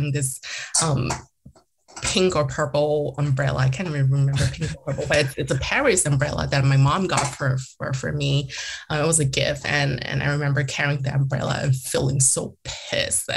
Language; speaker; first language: English; early bilingual, other home language; Chinese